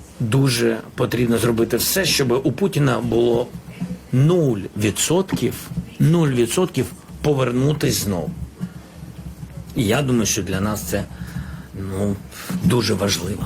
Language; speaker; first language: Ukrainian; non-native, local second language; Russian